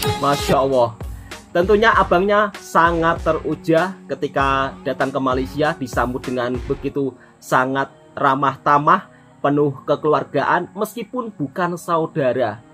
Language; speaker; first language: Indonesian; native; Indonesian